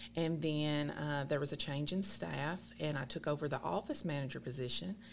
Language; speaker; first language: English; native; English